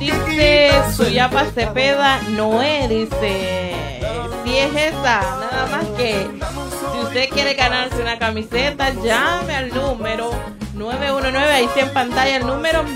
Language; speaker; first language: Spanish; native; Spanish